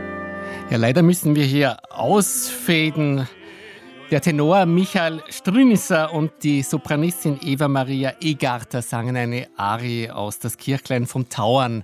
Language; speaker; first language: German; native; German